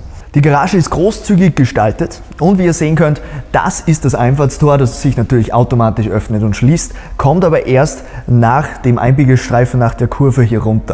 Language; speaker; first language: German; native; German